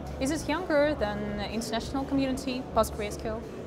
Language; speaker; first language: English; non-native, fluent; Russian